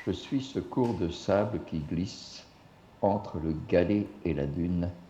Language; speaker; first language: French; non-native, fluent; English